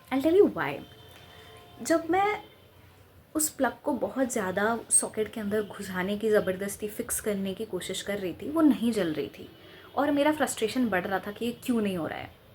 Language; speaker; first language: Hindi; non-native, local second language; Bangla